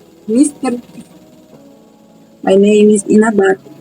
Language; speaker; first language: English; non-native, learner; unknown